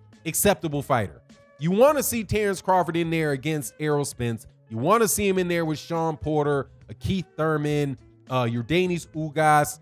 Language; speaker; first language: English; native; English